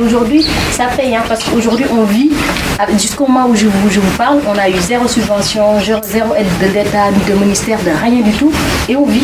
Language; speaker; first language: French; non-native, local second language; Wolof